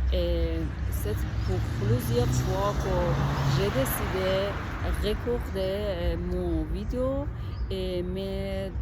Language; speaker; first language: French; non-native, learner; Persian